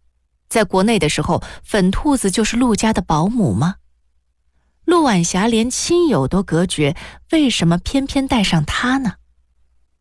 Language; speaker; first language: Chinese; native; Chinese